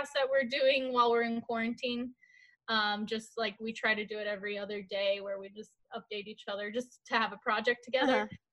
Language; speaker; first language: English; early bilingual, other home language; Korean